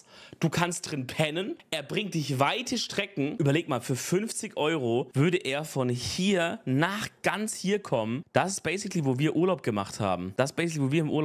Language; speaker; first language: German; native; German